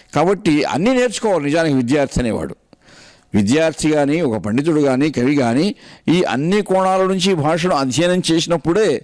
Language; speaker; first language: Telugu; native; Telugu